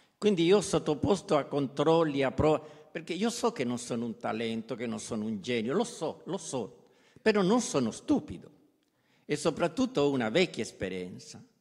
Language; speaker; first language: Italian; non-native, fluent; Spanish